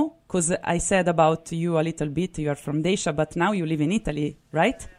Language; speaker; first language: English; non-native, fluent; Italian